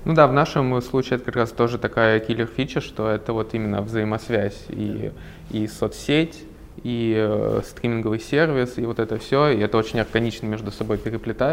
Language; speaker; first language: Russian; native; Russian